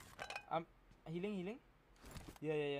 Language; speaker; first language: English; non-native, local second language; Hindi